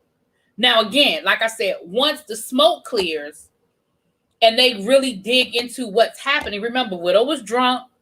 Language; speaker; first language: English; native; English